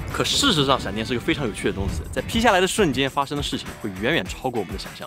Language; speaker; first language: Chinese; native; Chinese